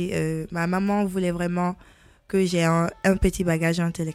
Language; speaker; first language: French; non-native, local second language; Mandingo